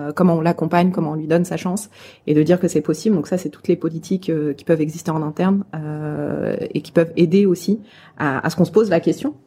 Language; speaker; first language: French; native; French